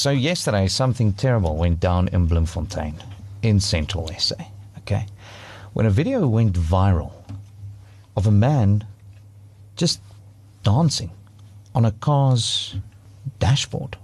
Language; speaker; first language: English; non-native, local second language; Afrikaans